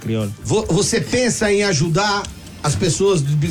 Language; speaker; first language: Portuguese; native; Portuguese